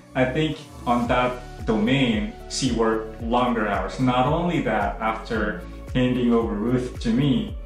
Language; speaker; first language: English; non-native, fluent; Indonesian